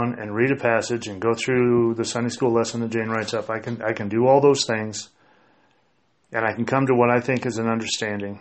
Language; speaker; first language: English; native; English